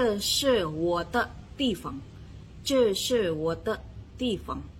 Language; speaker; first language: Chinese; non-native, learner; Indonesian